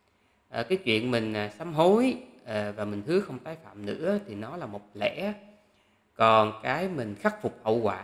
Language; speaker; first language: Vietnamese; native; Vietnamese